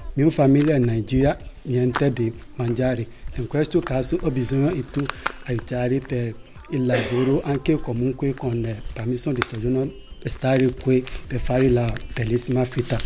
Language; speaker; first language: Italian; non-native, learner; Yoruba